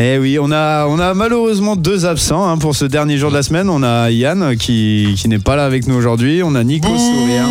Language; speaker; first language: French; native; French